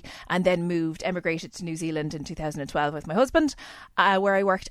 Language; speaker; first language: English; native; English